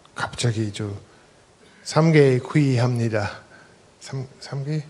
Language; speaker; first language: Korean; non-native, fluent; English